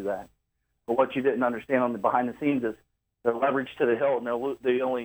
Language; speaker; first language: English; native; English